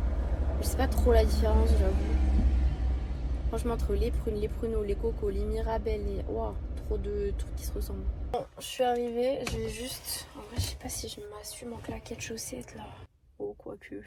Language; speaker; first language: French; native; French